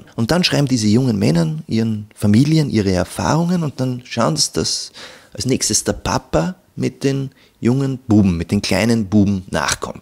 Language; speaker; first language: German; native; German